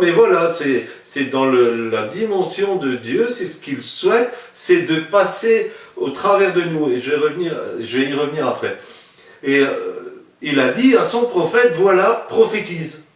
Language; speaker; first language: French; native; French